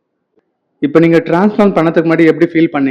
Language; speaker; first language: Tamil; native; Tamil